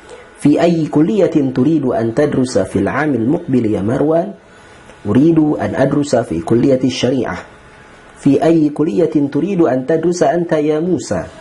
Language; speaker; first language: Arabic; non-native, fluent; Indonesian